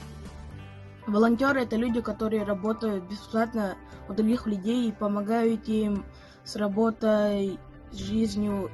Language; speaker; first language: Russian; non-native, local second language; Yakut